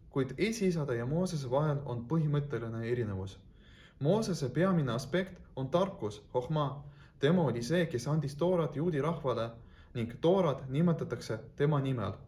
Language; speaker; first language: Estonian; non-native, local second language; Russian